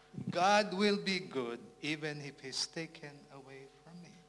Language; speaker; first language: English; non-native, local second language; Filipino